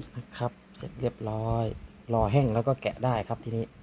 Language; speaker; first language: Thai; native; Thai